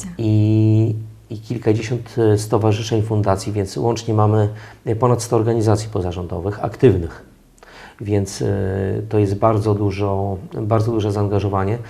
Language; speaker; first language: Polish; native; Polish